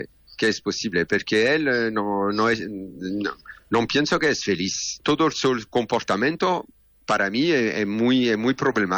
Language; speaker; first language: Spanish; non-native, learner; French